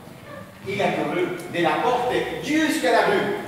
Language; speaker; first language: French; non-native, learner; Spanish